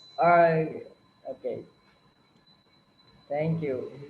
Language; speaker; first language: English; non-native, learner; Indonesian